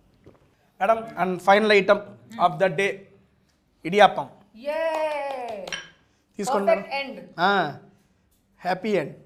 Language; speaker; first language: Telugu; native; Telugu